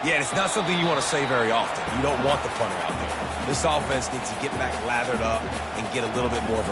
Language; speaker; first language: English; native; English